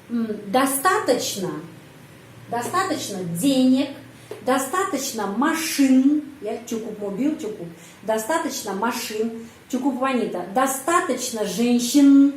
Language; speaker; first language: Russian; non-native, fluent; Indonesian